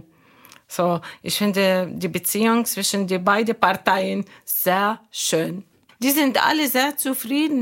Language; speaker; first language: German; non-native, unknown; Arabic